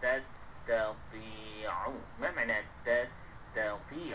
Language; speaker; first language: Arabic; non-native, fluent; Malay